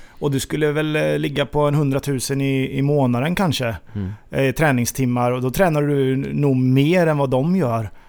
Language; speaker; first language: Swedish; native; Swedish